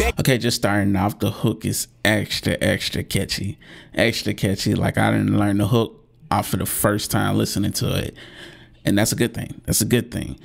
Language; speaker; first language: English; native; English